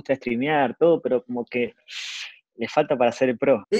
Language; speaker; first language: Spanish; native; Spanish